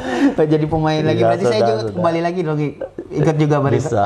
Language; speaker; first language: Indonesian; native; Indonesian